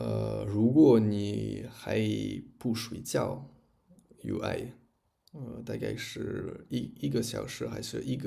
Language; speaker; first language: Chinese; non-native, learner; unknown